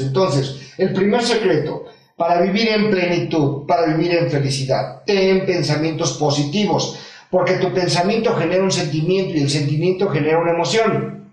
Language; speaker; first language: Spanish; native; Spanish